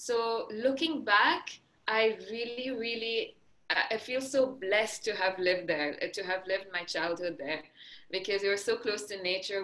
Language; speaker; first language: English; non-native, fluent; Marathi